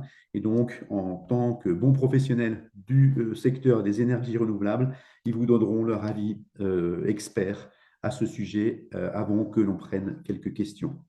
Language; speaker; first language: French; native; French